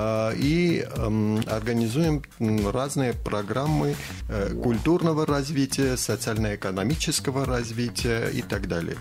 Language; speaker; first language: Russian; non-native, fluent; Armenian